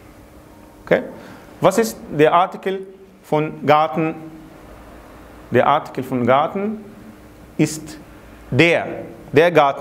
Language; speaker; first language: German; non-native, fluent; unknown